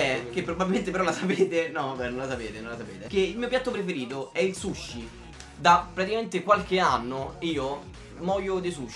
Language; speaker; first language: Italian; native; Italian